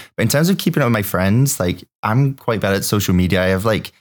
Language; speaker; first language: English; native; English